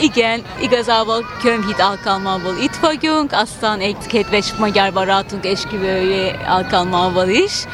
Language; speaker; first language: Hungarian; non-native, fluent; Turkish